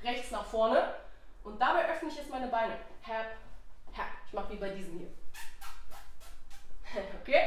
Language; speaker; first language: German; native; German